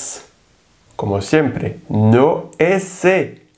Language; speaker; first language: Spanish; non-native, fluent; French